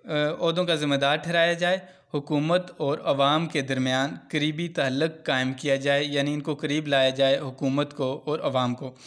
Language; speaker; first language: Urdu; non-native, local second language; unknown